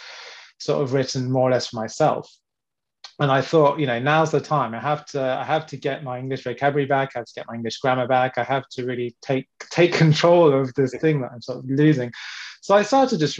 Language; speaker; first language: English; native; English